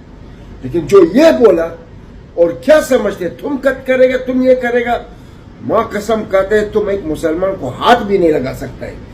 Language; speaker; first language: Hindi; non-native, learner; Arabic